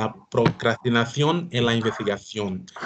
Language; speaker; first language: Spanish; non-native, learner; Portuguese